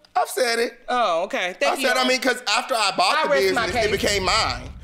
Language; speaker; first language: English; native; English